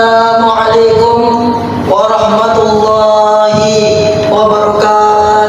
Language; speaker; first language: Arabic; non-native, learner; Malay